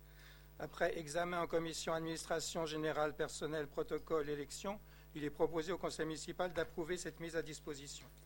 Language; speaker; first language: French; native; French